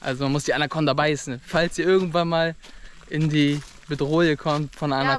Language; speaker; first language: German; native; German